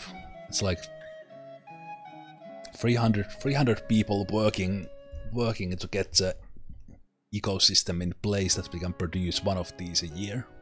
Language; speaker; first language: English; non-native, fluent; Finnish